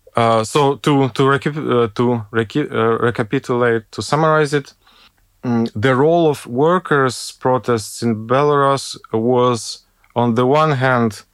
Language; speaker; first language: English; non-native, fluent; Ukrainian